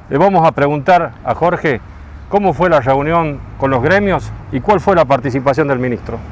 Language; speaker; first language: Spanish; native; Spanish